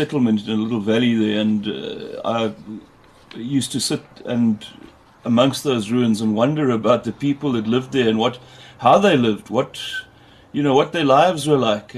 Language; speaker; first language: English; native; English